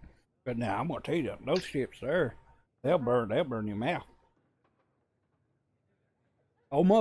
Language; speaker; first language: English; native; English